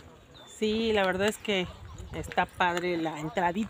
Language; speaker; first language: Spanish; native; Spanish